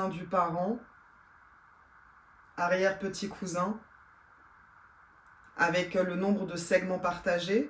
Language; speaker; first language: French; native; French